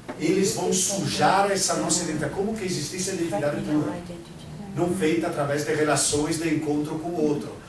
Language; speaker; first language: Portuguese; non-native, fluent; Italian